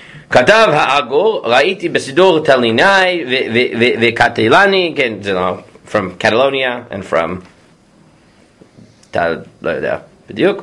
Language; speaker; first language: Hebrew; non-native, fluent; English